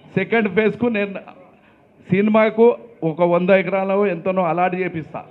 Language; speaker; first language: Telugu; native; Telugu